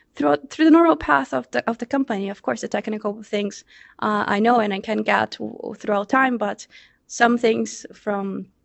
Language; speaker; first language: English; non-native, fluent; Portuguese